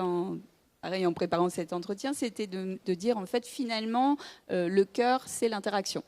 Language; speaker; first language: French; native; French